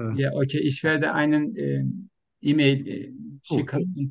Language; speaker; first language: German; non-native, learner; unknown